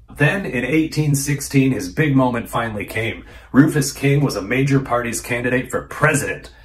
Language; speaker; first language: English; native; English